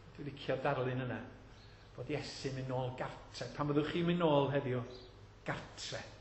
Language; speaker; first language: Welsh; native; Welsh